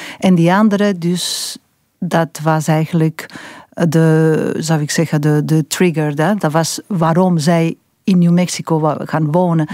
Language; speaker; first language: Dutch; non-native, fluent; Catalan